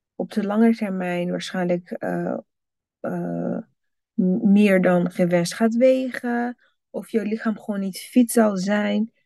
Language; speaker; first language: Dutch; non-native, fluent; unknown